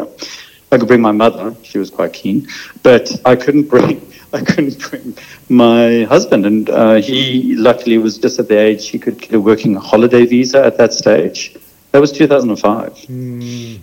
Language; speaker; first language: English; native; English